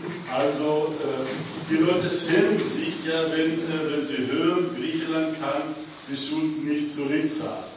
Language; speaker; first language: German; non-native, fluent; Greek